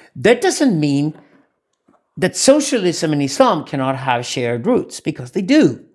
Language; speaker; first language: English; non-native, fluent; Swedish